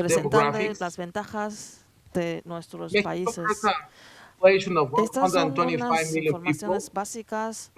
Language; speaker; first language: Spanish; non-native, learner; Chinese